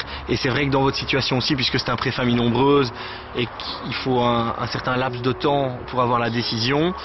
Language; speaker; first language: French; native; French